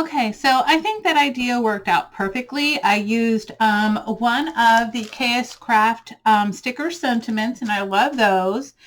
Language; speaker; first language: English; native; English